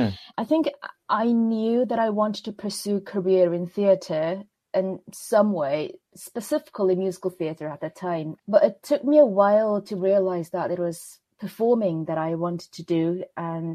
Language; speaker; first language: English; non-native, fluent; Korean